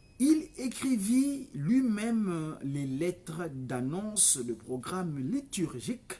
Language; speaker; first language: French; non-native, local second language; Kongo